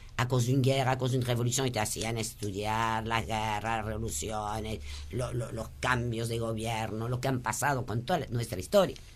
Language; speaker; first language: Spanish; early bilingual, other home language; French